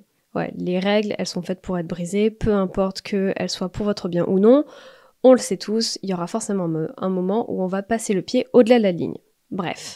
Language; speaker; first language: French; native; French